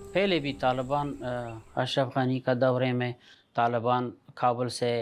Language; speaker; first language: Hindi; non-native, learner; Persian